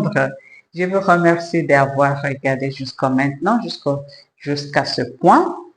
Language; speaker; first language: French; non-native, learner; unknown